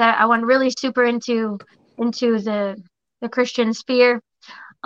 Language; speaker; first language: English; native; English